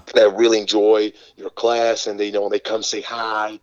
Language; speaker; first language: English; non-native, fluent; Portuguese